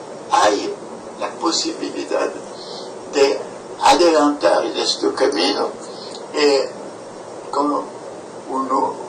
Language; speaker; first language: Spanish; non-native, fluent; French